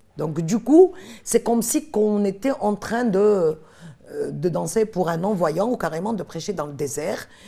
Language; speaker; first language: French; non-native, local second language; Arabic